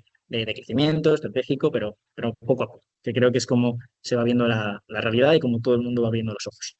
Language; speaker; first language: Spanish; native; Spanish